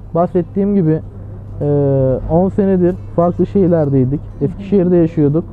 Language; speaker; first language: Turkish; native; Turkish